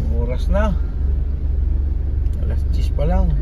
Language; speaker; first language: Filipino; native; Filipino